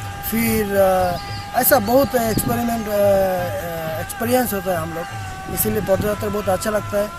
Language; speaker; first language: Hindi; non-native, local second language; Bangla